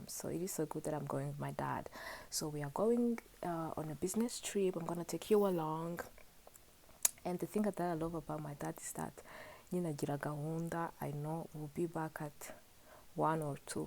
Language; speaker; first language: English; non-native, local second language; Kinyarwanda